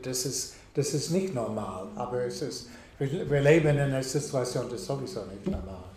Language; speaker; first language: German; non-native, fluent; English